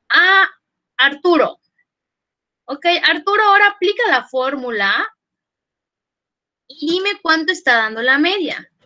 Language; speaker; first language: Spanish; native; Spanish